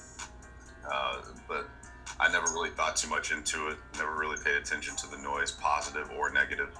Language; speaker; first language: English; native; English